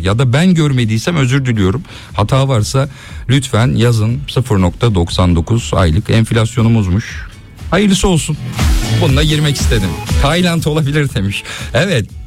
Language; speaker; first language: Turkish; native; Turkish